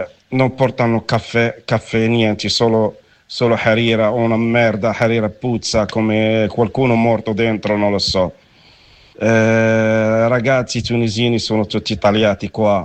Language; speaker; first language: Italian; non-native, learner; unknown